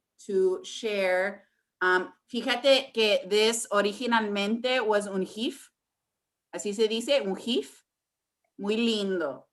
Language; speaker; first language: Spanish; early bilingual, heritage; English